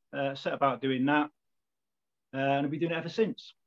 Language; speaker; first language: English; native; English